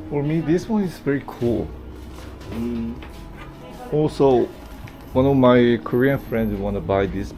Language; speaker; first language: English; non-native, learner; Korean